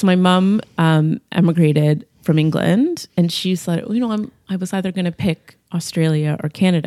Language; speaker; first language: English; native; English